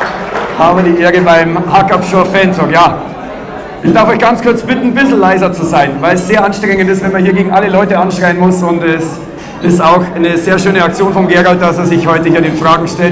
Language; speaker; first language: German; native; German